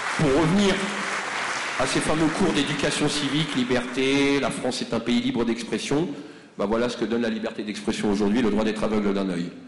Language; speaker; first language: French; native; French